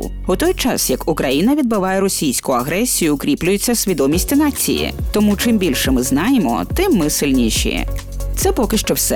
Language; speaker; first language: Ukrainian; native; Ukrainian